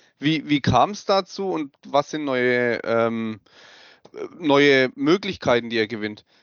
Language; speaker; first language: German; native; German